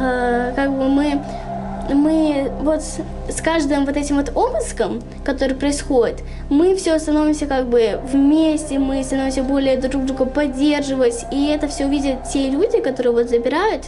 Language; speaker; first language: Russian; native; Russian